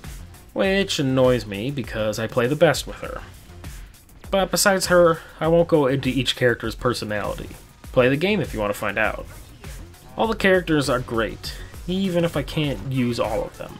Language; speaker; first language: English; native; English